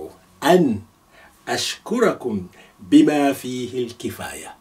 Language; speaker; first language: Arabic; non-native, fluent; Yoruba